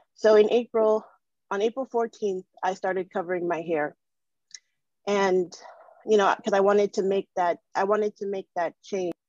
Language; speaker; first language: English; early bilingual, other home language; Wolof